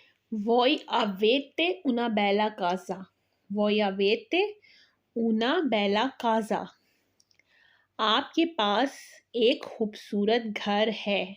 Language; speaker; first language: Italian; non-native, learner; Urdu